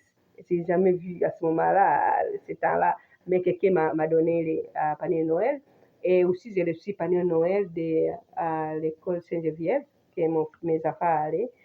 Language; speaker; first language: French; non-native, fluent; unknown